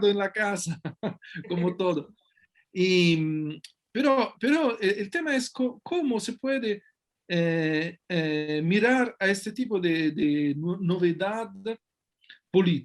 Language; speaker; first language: Spanish; non-native, fluent; Italian